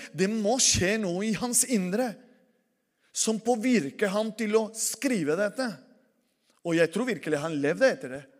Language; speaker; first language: Norwegian; non-native, fluent; Spanish